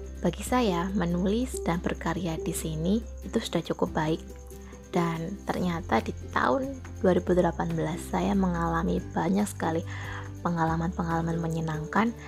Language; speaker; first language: Indonesian; native; Indonesian